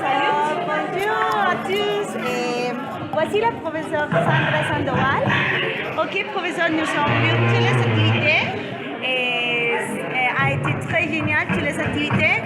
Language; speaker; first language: French; non-native, learner; Spanish